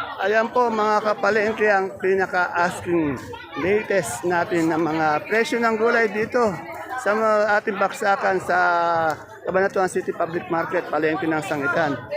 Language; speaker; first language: Filipino; native; Filipino